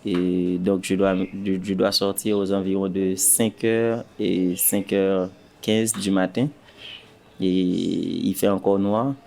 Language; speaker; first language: French; non-native, local second language; Haitian Creole